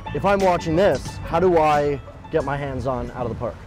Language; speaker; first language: English; native; English